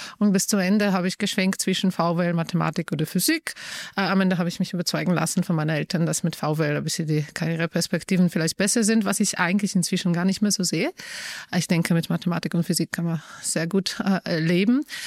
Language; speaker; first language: German; non-native, fluent; Polish